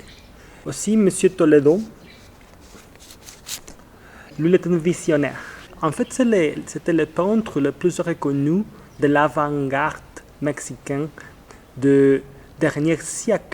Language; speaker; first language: French; non-native, fluent; Spanish